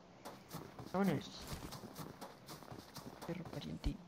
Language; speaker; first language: Spanish; native; Spanish